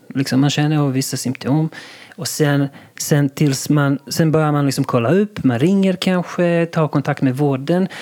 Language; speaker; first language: Swedish; non-native, local second language; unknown